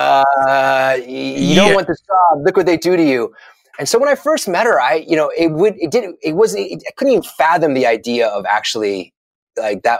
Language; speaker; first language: English; native; English